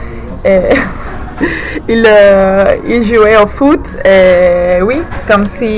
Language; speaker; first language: French; non-native, learner; English